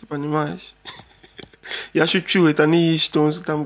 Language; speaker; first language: Russian; non-native, learner; Arabic